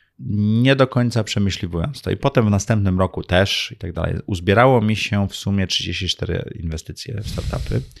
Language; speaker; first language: Polish; early bilingual, heritage; Polish